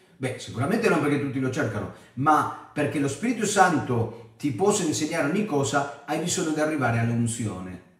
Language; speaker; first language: Italian; non-native, fluent; Spanish